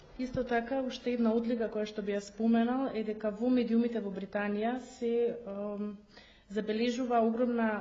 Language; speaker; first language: Macedonian; non-native, fluent; English